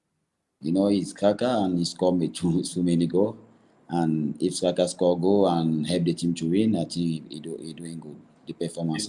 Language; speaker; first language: English; non-native, learner; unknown